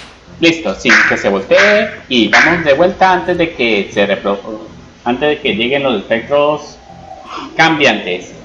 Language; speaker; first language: Spanish; native; Spanish